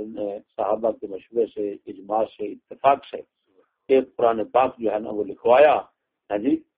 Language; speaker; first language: Urdu; non-native, local second language; Punjabi